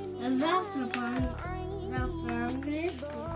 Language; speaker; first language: Russian; non-native, learner; Tajik